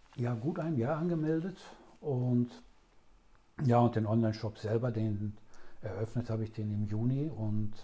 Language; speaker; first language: German; native; German